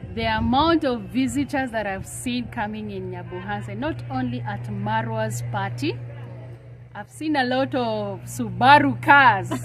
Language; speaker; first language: English; non-native, local second language; Kalenjin